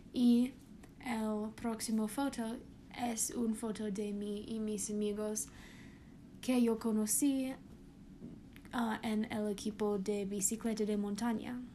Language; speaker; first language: Spanish; non-native, learner; English